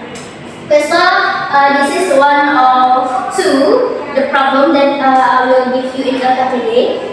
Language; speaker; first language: English; non-native, learner; Indonesian